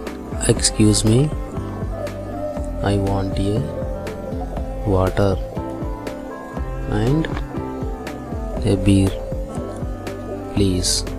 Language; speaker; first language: English; non-native, local second language; Telugu